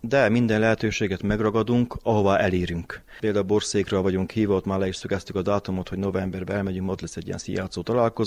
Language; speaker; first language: Hungarian; native; Hungarian